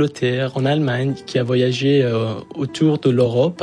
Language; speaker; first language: French; non-native, fluent; Persian